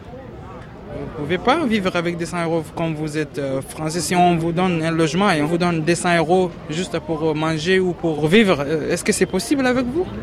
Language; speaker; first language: French; non-native, learner; Arabic